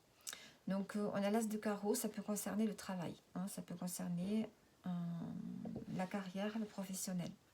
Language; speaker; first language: French; native; French